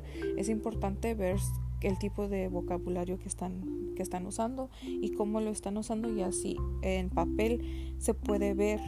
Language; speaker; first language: Spanish; early bilingual, heritage; Spanish